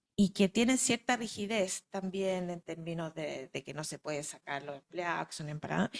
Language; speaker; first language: Spanish; native; Spanish